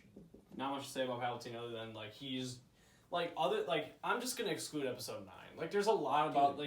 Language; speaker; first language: English; native; English